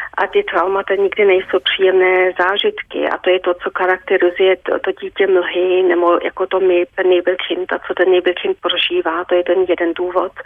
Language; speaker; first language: Czech; early bilingual, heritage; Czech